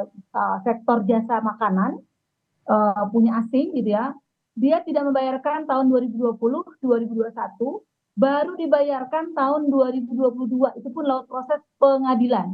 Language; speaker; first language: Indonesian; native; Indonesian